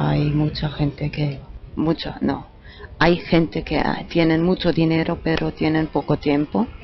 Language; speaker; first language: Spanish; non-native, fluent; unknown